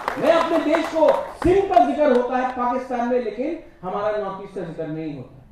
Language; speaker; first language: Hindi; non-native, local second language; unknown